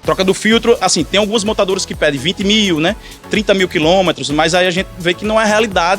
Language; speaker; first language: Portuguese; native; Portuguese